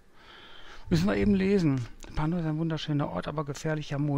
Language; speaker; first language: German; native; German